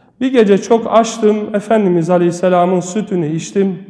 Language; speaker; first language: Turkish; native; Turkish